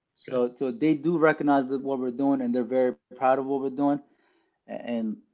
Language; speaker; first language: English; early bilingual, other home language; Filipino